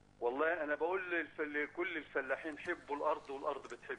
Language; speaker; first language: Arabic; native; Arabic